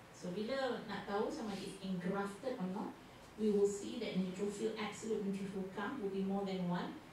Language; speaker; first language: English; non-native, local second language; Malay